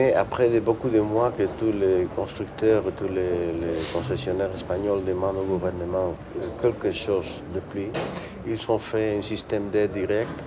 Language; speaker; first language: French; non-native, fluent; Spanish